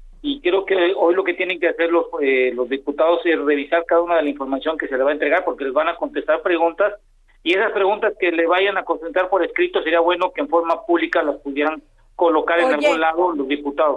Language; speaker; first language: Spanish; native; Spanish